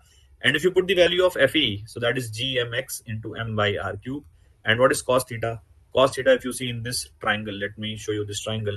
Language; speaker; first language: English; non-native, local second language; Hindi